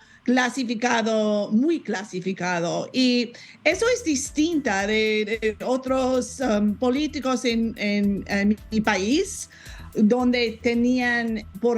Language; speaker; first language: Spanish; non-native, learner; English